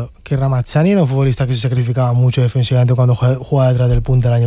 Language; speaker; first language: Spanish; native; Spanish